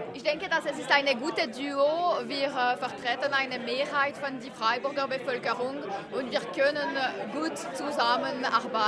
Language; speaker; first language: German; non-native, local second language; French